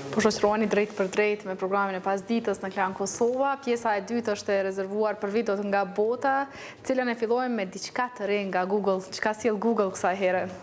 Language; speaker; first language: Albanian; native; Albanian